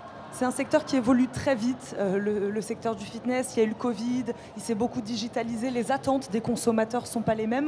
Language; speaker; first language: French; native; French